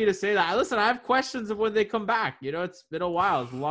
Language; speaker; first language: English; native; English